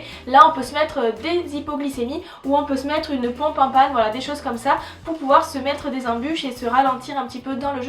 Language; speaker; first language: French; native; French